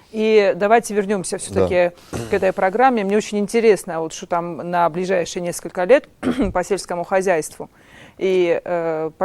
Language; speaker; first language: Russian; non-native, local second language; Ossetic